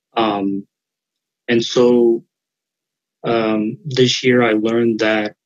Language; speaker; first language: English; native; English